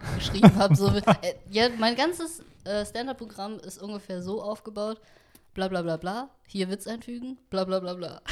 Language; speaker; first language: German; early bilingual, other home language; Vietnamese